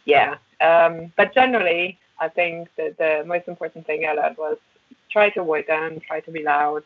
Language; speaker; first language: English; non-native, fluent; German